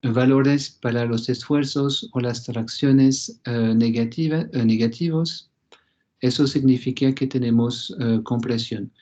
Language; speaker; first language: Spanish; non-native, fluent; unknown